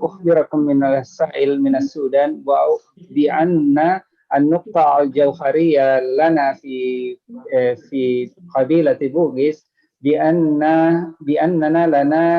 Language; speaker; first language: Arabic; non-native, fluent; Indonesian